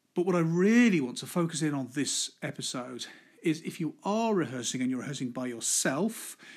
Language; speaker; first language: English; native; English